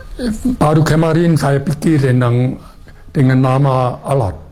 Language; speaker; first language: Indonesian; non-native, fluent; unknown